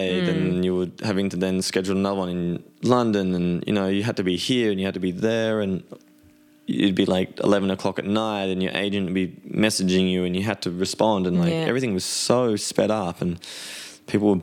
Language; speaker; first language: English; native; English